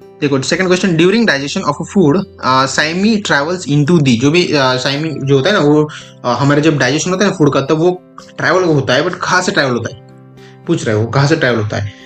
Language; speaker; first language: Hindi; non-native, local second language; Marathi